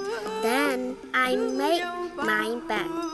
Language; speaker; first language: English; non-native, learner; Burmese